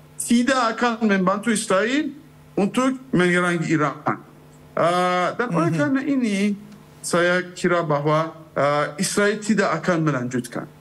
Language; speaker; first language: Indonesian; non-native, fluent; Persian